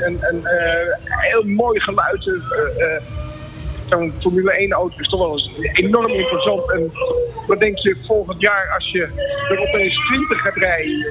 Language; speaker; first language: Dutch; native; Dutch